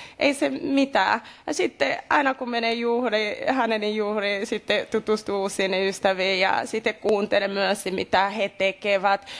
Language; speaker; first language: Finnish; non-native, fluent; Kinyarwanda